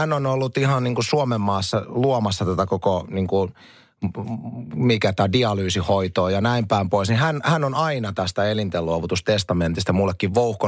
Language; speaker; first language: Finnish; native; Finnish